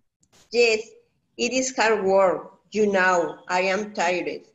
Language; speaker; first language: English; non-native, learner; Spanish